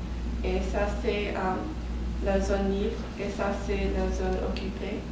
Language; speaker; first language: French; non-native, learner; English